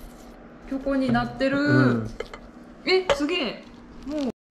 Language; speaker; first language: Japanese; native; Japanese